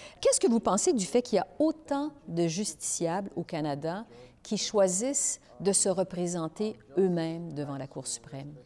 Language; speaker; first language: French; native; French